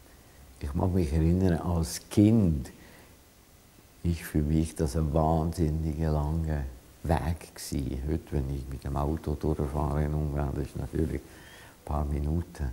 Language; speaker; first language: German; non-native, fluent; Hungarian